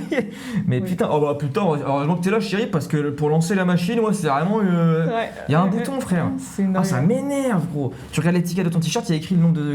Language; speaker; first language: French; native; French